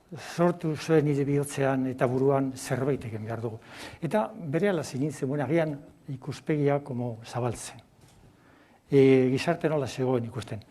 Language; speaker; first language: Basque; non-native, local second language; Spanish